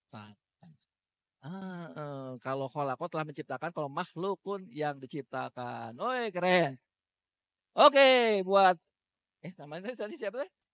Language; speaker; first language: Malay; non-native, local second language; Sundanese